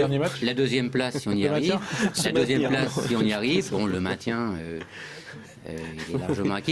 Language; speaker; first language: French; native; French